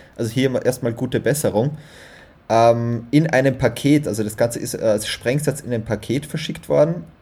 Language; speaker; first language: German; native; German